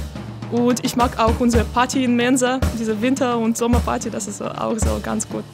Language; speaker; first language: German; non-native, learner; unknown